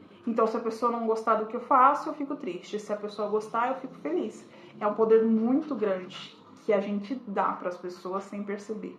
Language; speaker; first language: Portuguese; native; Portuguese